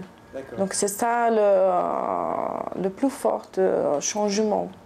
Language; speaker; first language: French; non-native, fluent; Portuguese